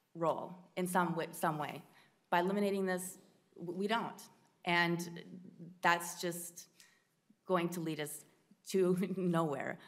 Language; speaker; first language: English; native; English